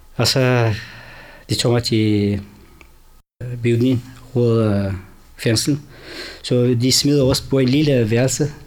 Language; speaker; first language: Danish; non-native, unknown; Kurdish